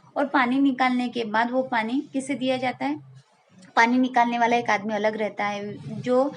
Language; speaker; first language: Hindi; non-native, local second language; Marathi